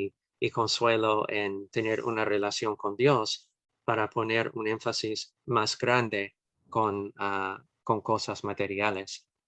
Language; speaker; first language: Spanish; non-native, fluent; English